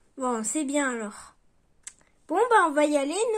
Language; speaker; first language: French; native; French